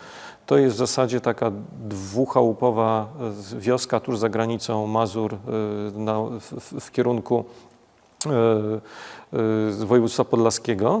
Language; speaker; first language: Polish; native; Polish